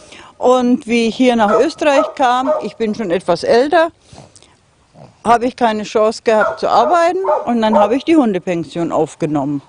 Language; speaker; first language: German; non-native, fluent; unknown